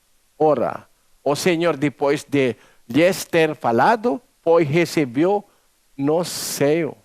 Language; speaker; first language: Portuguese; non-native, learner; Filipino